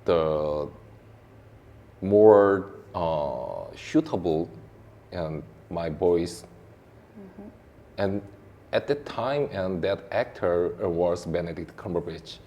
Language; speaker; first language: English; non-native, learner; Korean